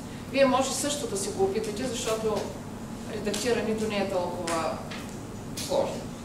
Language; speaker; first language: Bulgarian; native; Bulgarian